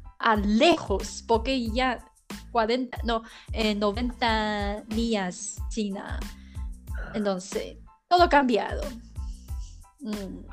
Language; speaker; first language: Spanish; non-native, learner; Chinese